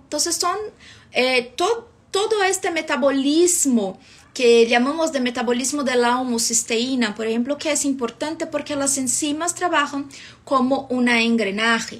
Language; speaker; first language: Spanish; non-native, fluent; Portuguese